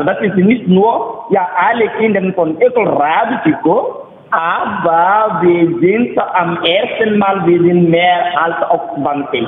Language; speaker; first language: German; non-native, learner; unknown